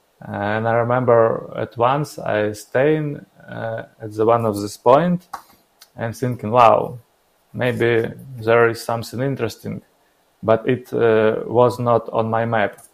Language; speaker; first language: English; non-native, learner; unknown